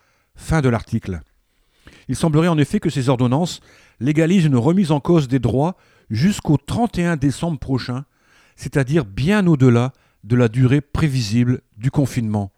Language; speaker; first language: French; native; French